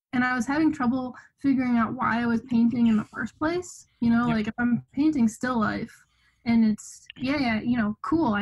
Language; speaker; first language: English; native; English